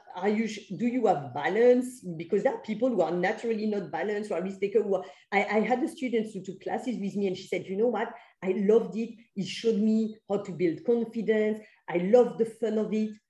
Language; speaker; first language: English; non-native, fluent; French